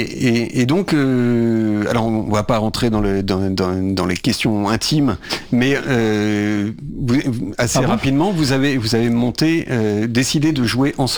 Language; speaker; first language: French; native; French